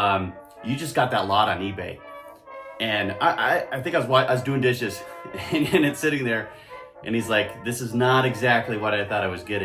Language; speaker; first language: English; native; English